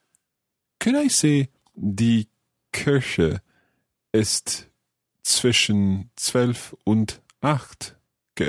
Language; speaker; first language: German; non-native, learner; English